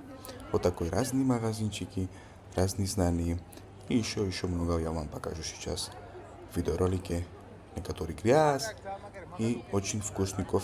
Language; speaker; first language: Russian; non-native, learner; Georgian